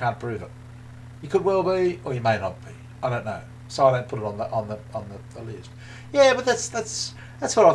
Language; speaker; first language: English; native; English